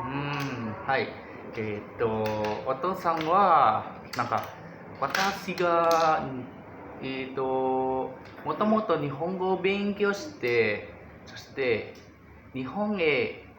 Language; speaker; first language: Japanese; non-native, learner; Indonesian